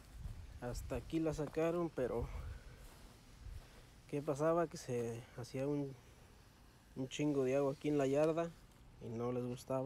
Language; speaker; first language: Spanish; native; Spanish